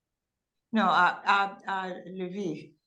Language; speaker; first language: French; non-native, learner; English